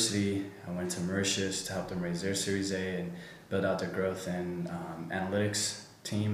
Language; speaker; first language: English; native; English